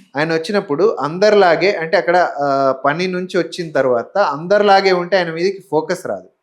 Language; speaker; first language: Telugu; native; Telugu